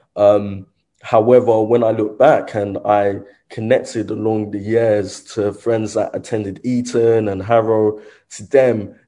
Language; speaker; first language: English; native; English